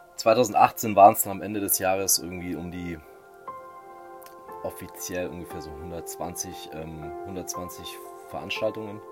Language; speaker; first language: German; native; German